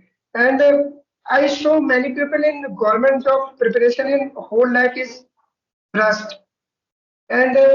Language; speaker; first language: English; non-native, learner; Hindi